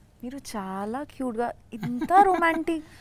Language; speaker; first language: Telugu; non-native, learner; Bangla